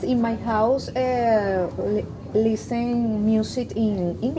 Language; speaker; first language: English; non-native, learner; Spanish